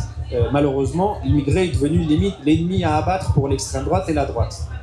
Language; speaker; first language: French; native; French